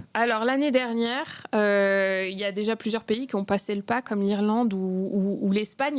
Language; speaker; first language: French; native; French